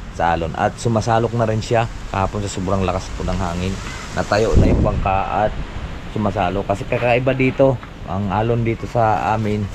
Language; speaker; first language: Filipino; native; Filipino